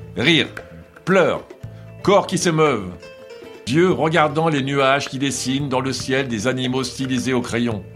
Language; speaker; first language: French; non-native, fluent; Portuguese